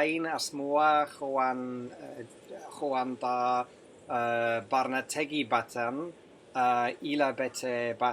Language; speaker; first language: Basque; non-native, learner; English